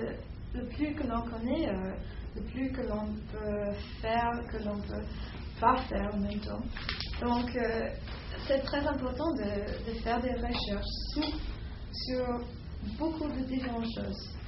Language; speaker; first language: French; non-native, learner; English